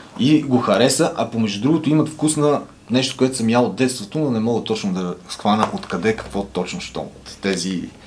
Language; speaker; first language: Bulgarian; native; Bulgarian